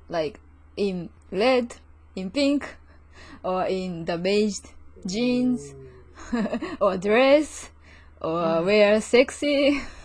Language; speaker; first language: English; non-native, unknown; Japanese